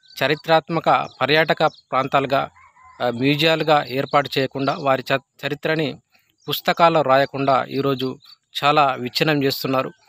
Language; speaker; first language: Telugu; non-native, local second language; Gondi